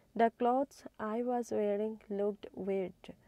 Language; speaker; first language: English; non-native, local second language; Assamese